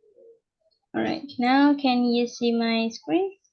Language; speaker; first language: English; non-native, learner; Indonesian